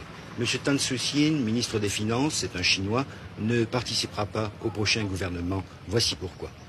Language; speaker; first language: French; native; French